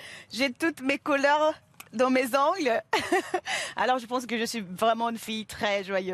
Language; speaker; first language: French; non-native, fluent; Portuguese